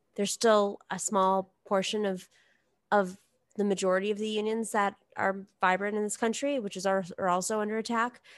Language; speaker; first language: English; native; English